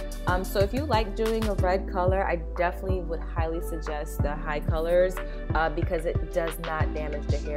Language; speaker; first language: English; native; English